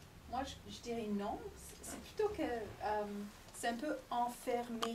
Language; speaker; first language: French; non-native, fluent; English